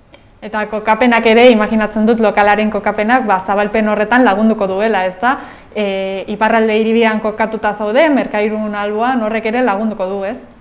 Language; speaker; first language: Basque; native; Basque